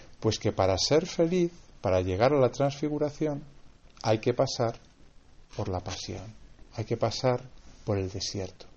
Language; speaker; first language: Spanish; native; Spanish